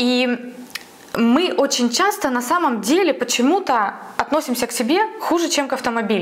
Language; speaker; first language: Russian; native; Russian